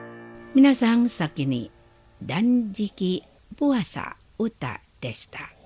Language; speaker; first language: Japanese; non-native, learner; Indonesian